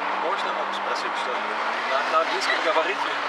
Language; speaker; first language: Russian; non-native, fluent; Dutch